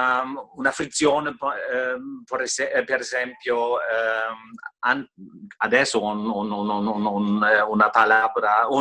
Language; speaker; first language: Italian; non-native, fluent; German